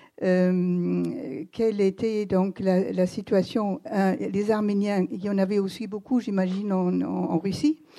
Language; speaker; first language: French; native; French